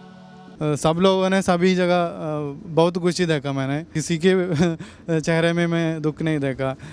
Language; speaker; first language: Hindi; non-native, local second language; Malayalam